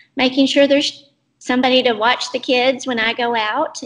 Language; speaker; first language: English; native; English